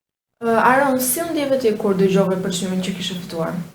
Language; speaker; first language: Albanian; native; Albanian